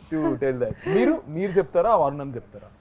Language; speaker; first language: Telugu; native; Telugu